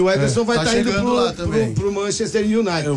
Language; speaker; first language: Portuguese; native; Portuguese